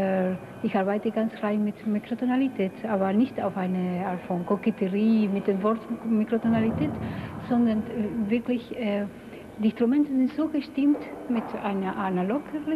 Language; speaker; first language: German; non-native, fluent; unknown